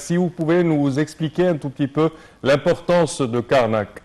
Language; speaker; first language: French; non-native, local second language; Arabic